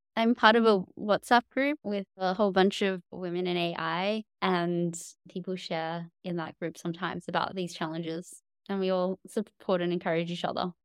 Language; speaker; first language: English; native; English